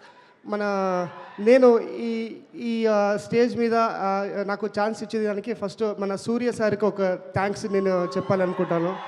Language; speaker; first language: Telugu; non-native, local second language; Kannada